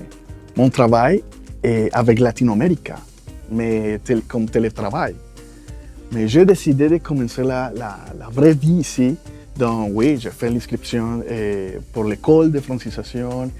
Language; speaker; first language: French; non-native, fluent; Spanish